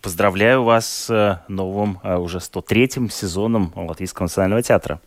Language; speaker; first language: Russian; native; Russian